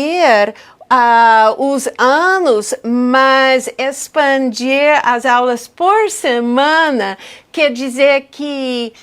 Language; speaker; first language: Portuguese; non-native, fluent; English